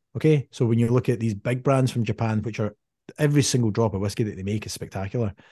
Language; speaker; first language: English; native; English